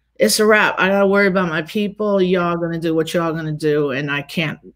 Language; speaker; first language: English; native; English